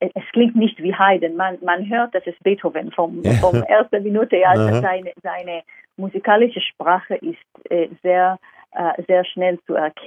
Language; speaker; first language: German; non-native, fluent; Hebrew